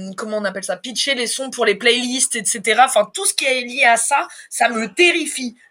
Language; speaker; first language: French; native; French